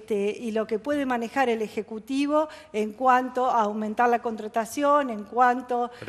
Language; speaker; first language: Spanish; native; Spanish